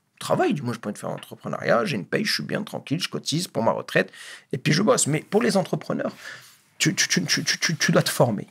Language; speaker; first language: French; native; French